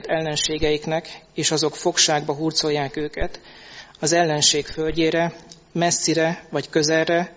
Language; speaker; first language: Hungarian; native; Hungarian